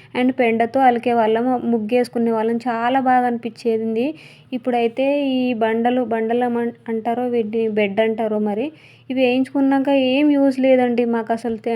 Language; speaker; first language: Telugu; native; Telugu